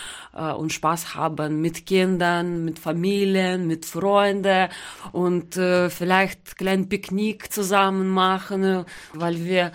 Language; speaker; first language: German; non-native, learner; Ukrainian